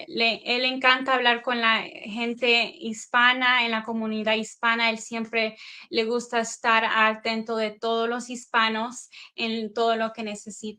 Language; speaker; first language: Spanish; early bilingual, heritage; Spanish